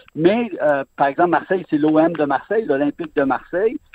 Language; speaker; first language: French; native; French